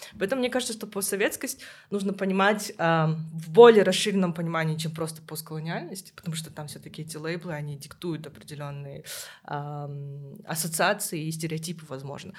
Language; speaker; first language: Russian; native; Russian